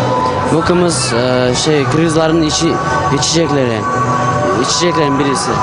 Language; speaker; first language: Turkish; non-native, learner; Kyrgyz